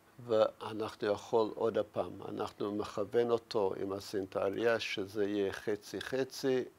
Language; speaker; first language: Hebrew; non-native, fluent; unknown